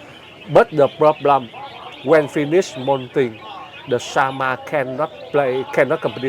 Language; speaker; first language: English; non-native, learner; Vietnamese